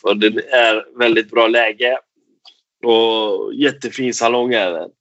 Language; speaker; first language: Swedish; non-native, fluent; Persian